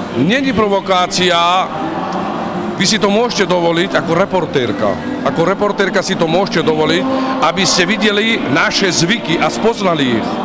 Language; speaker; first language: Slovak; non-native, local second language; Romany